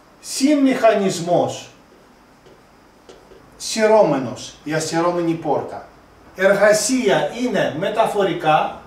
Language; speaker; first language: Greek; non-native, fluent; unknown